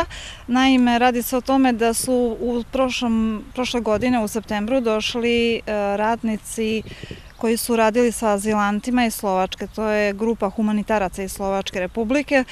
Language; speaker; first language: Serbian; non-native, local second language; Slovak